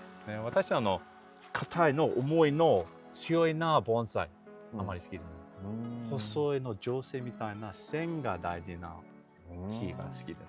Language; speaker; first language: Japanese; non-native, learner; English